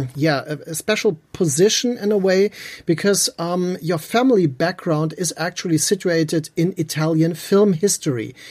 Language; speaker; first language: English; non-native, fluent; German